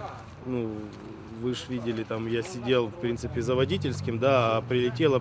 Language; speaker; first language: Russian; native; Russian